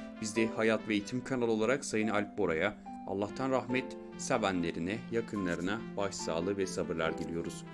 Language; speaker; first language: Turkish; native; Turkish